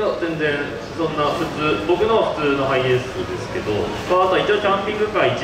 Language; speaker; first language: Japanese; native; Japanese